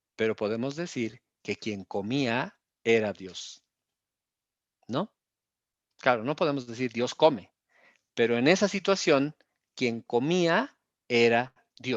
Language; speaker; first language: Spanish; native; Spanish